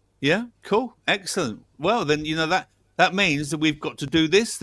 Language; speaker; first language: English; native; English